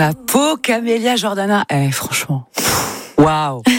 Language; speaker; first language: French; native; French